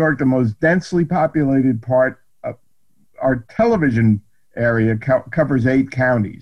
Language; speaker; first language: English; native; English